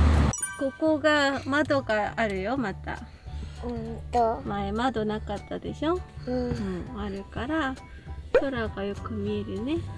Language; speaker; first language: Japanese; non-native, fluent; Korean